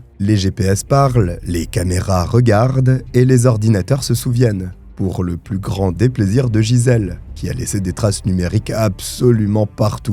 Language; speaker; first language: French; native; French